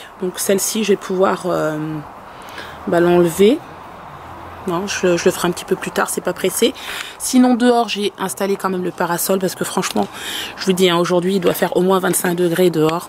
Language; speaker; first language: French; native; French